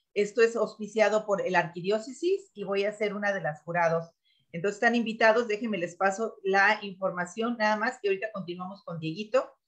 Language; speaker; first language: Spanish; native; Spanish